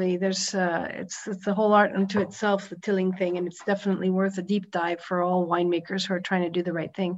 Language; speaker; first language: English; native; English